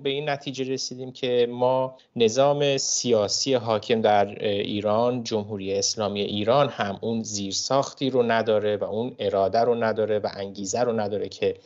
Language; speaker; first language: Persian; native; Persian